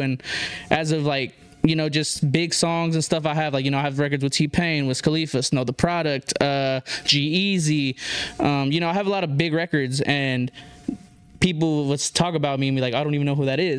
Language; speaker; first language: English; early bilingual, other home language; Spanish